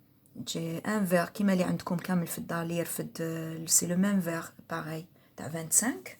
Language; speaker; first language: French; non-native, local second language; Arabic